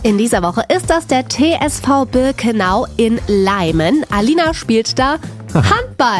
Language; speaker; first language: German; native; German